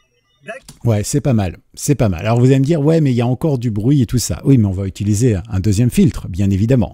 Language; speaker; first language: French; native; French